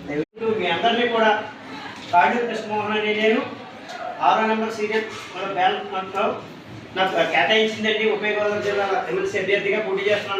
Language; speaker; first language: Telugu; native; Telugu